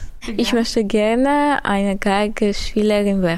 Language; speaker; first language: German; non-native, learner; Armenian